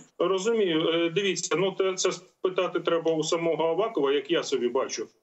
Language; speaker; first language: Ukrainian; native; Ukrainian